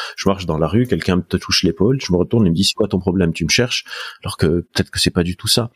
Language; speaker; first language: French; non-native, local second language; Arabic